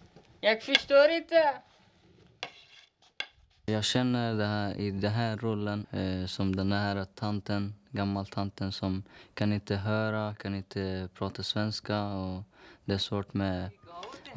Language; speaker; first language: Swedish; non-native, fluent; Persian